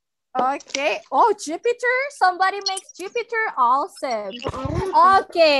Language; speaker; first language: English; non-native, local second language; Indonesian